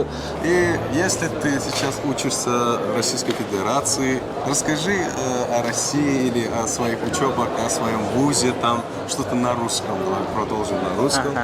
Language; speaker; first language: Russian; non-native, local second language; Turkmen